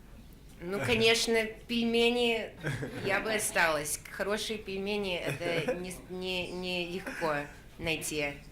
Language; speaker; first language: Russian; early bilingual, heritage; Russian